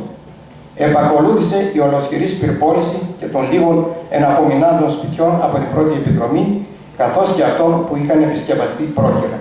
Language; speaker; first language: Greek; native; Greek